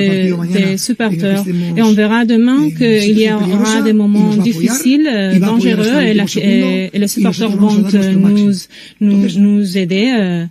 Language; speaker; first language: French; non-native, fluent; Spanish